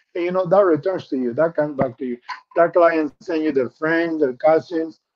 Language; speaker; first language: English; non-native, fluent; Spanish